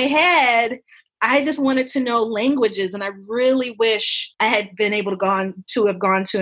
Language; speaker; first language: English; native; English